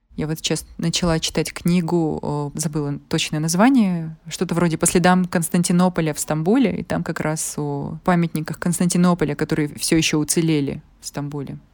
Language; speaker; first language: Russian; native; Russian